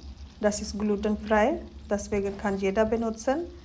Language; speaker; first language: German; non-native, learner; Hindi